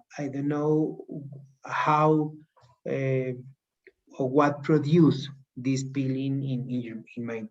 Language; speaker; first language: English; non-native, learner; Spanish